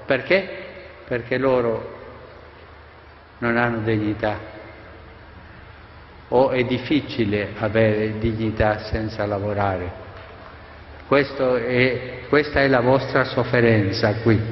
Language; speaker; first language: Italian; non-native, fluent; Spanish